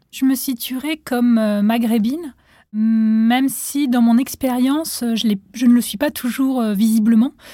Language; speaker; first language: French; non-native, local second language; Arabic